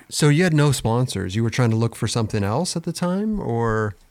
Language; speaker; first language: English; native; English